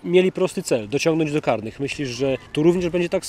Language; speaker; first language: Polish; native; Polish